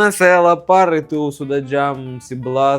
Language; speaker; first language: Indonesian; non-native, learner; Russian